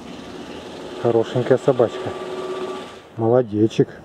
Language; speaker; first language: Russian; native; Russian